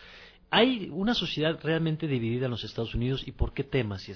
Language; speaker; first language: Spanish; native; Spanish